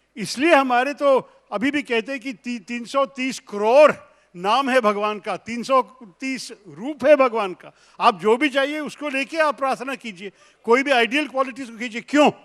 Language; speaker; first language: Hindi; non-native, local second language; Malayalam